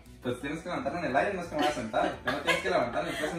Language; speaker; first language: Spanish; native; Spanish